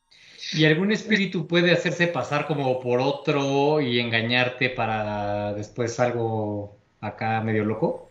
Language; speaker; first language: Spanish; native; Spanish